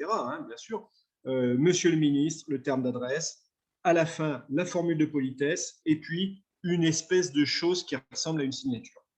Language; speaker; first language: French; native; French